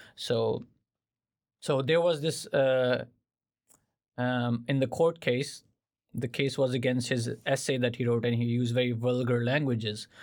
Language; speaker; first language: English; non-native, fluent; Urdu